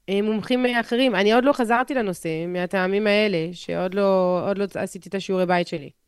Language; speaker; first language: Hebrew; non-native, fluent; French